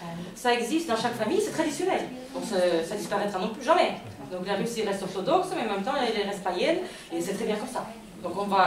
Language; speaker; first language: French; non-native, fluent; Russian